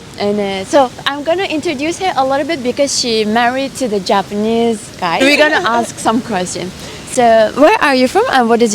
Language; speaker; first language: English; non-native, fluent; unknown